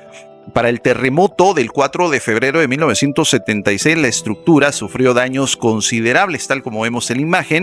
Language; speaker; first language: Spanish; native; Spanish